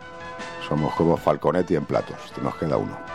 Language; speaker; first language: Spanish; native; Spanish